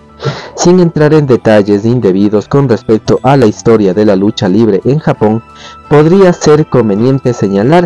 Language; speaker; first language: Spanish; native; Spanish